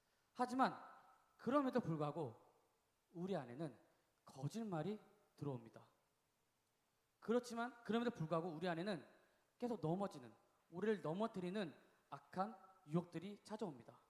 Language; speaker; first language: Korean; native; Korean